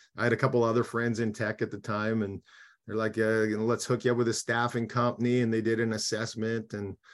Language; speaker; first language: English; native; English